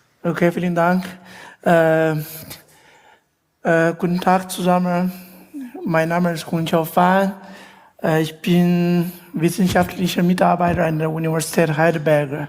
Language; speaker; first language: German; non-native, learner; Chinese